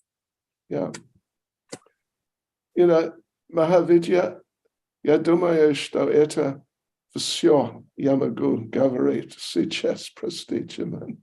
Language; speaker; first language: Russian; non-native, learner; English